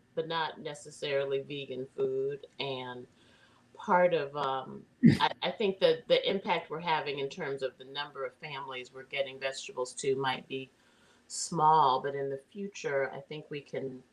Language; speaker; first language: English; native; English